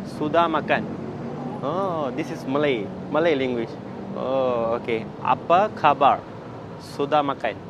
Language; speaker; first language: Malay; early bilingual, other home language; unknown